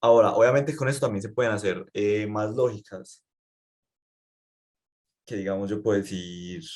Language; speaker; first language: Spanish; native; Spanish